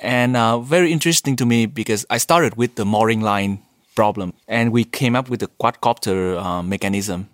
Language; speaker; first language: English; non-native, fluent; Vietnamese